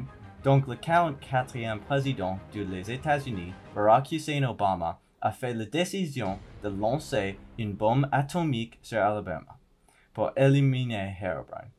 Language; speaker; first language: French; non-native, learner; English